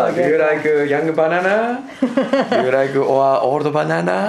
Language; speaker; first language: English; non-native, learner; Japanese